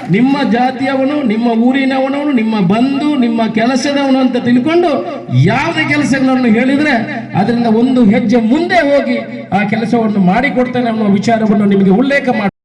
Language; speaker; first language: Kannada; native; Kannada